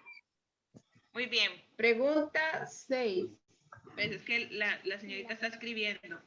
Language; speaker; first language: Spanish; native; Spanish